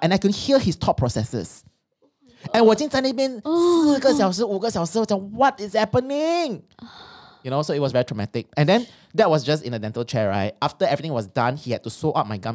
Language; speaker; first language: English; non-native, local second language; Chinese